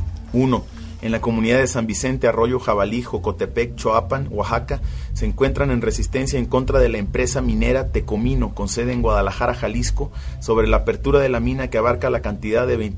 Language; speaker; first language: Spanish; native; Spanish